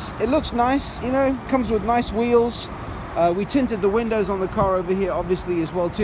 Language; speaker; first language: English; native; English